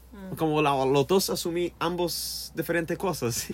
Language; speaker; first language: Spanish; non-native, learner; English